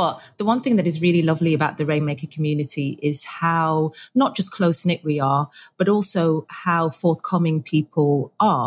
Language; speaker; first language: English; native; English